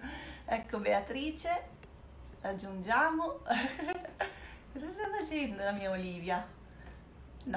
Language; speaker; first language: Italian; native; Italian